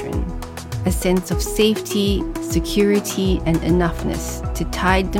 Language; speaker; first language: English; non-native, local second language; Malay